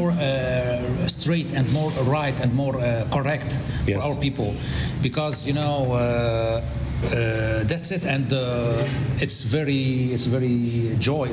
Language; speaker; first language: English; non-native, learner; Arabic